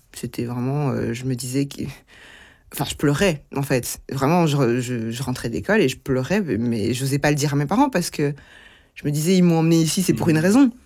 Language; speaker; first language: French; early bilingual, other home language; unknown